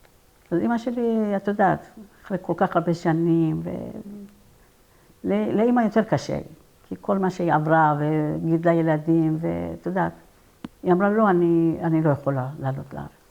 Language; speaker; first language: Hebrew; non-native, fluent; Persian